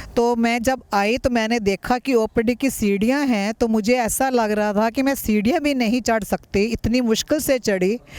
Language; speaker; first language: Hindi; native; Hindi